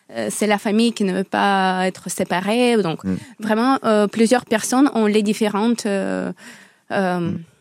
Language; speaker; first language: French; non-native, fluent; Ukrainian